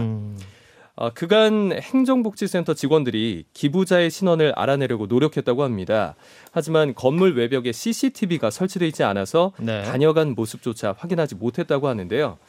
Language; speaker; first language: Korean; native; Korean